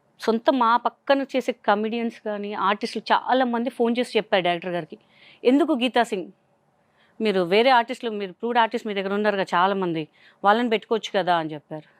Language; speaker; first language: Telugu; non-native, local second language; Hindi